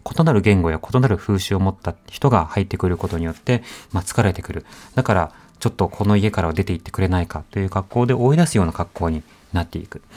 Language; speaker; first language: Japanese; native; Japanese